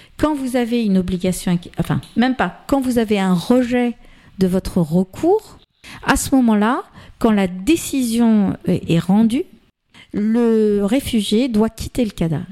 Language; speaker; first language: French; native; French